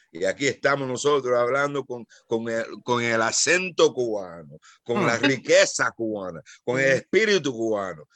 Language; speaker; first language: Spanish; early bilingual, other home language; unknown